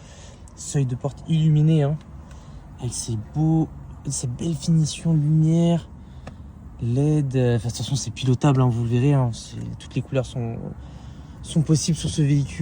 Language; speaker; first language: French; native; French